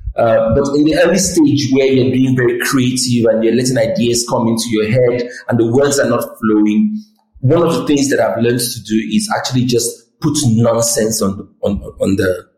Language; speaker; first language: English; non-native, local second language; Yoruba